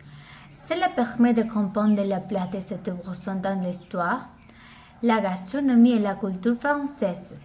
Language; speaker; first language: French; non-native, learner; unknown